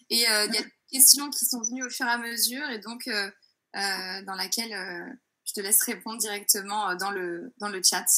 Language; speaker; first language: French; native; French